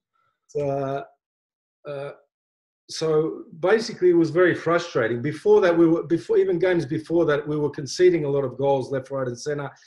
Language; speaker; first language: English; native; English